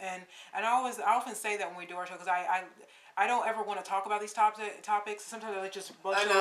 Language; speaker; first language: English; native; English